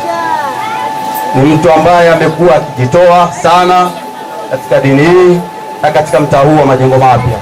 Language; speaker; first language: Swahili; native; Swahili